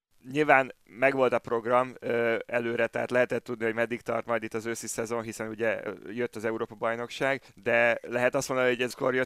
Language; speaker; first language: Hungarian; native; Hungarian